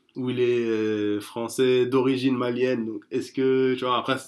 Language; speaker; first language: French; native; French